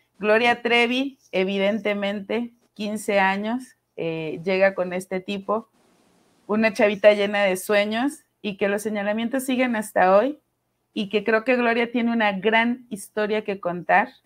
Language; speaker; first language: Spanish; native; Spanish